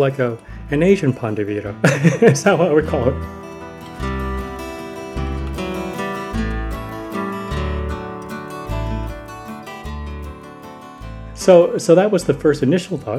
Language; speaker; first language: English; native; English